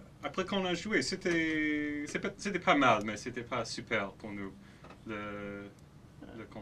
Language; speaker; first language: French; non-native, local second language; English